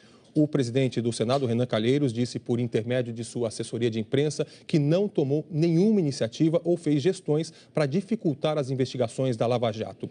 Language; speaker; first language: Portuguese; native; Portuguese